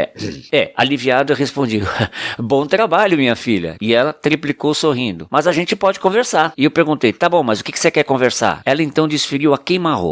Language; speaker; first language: Portuguese; native; Portuguese